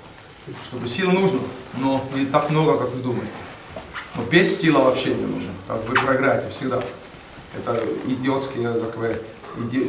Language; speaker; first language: Russian; non-native, learner; Estonian